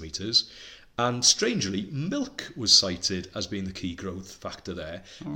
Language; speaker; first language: English; non-native, local second language; Welsh